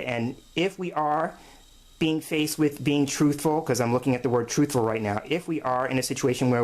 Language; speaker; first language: English; native; English